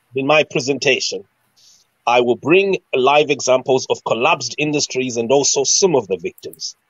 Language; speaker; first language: English; non-native, local second language; Shona